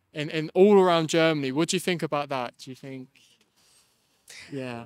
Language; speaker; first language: English; native; English